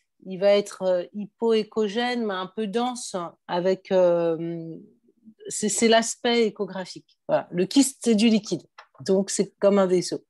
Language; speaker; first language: French; native; French